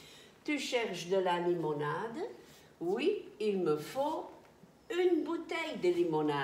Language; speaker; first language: French; non-native, fluent; Dutch